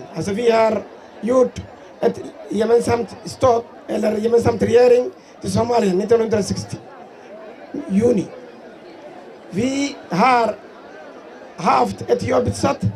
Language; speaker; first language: Swedish; non-native, learner; Somali